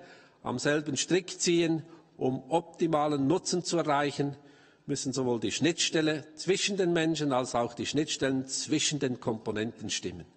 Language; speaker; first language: German; native; German